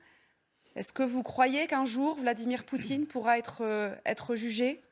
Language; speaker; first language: French; native; French